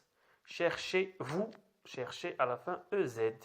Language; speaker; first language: French; non-native, local second language; Arabic